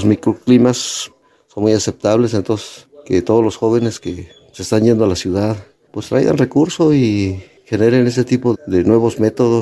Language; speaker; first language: Spanish; native; Spanish